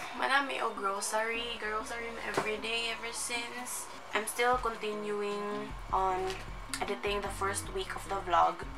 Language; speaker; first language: English; non-native, local second language; Cebuano